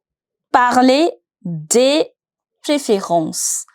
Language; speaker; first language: French; non-native, fluent; Hindi